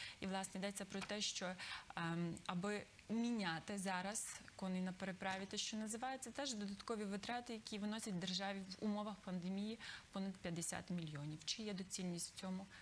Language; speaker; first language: Ukrainian; native; Ukrainian